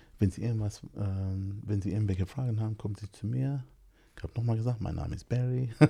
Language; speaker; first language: German; non-native, fluent; English